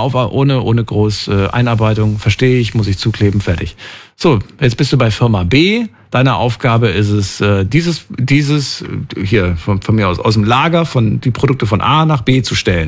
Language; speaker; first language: German; native; German